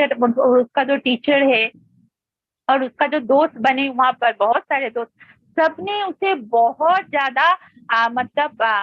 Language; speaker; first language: Hindi; non-native, local second language; Bangla